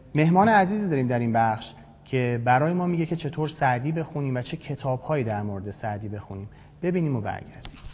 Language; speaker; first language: Persian; native; Persian